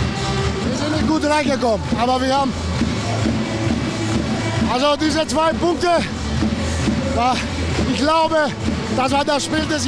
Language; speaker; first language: German; non-native, fluent; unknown